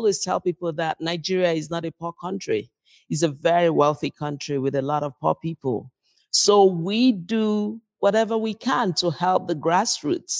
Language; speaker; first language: English; non-native, local second language; Igbo